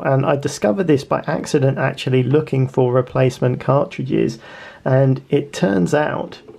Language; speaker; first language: English; native; English